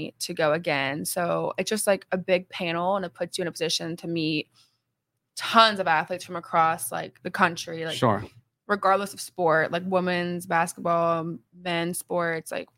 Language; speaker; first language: English; native; English